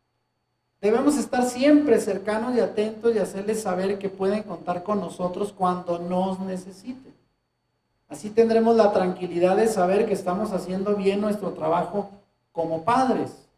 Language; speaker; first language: Spanish; native; Spanish